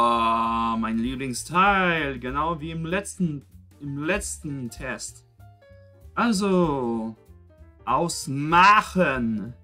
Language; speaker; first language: German; non-native, fluent; French